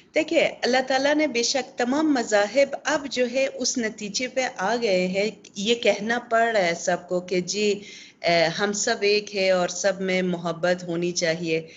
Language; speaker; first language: Urdu; non-native, local second language; Pashto